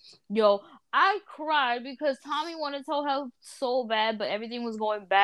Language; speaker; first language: English; early bilingual, other home language; Spanish